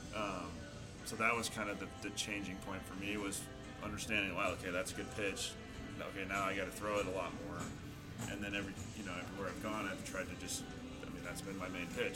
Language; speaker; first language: English; native; English